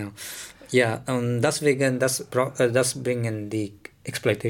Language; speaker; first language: German; non-native, learner; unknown